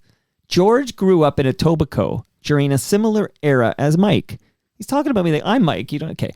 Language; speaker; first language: English; native; English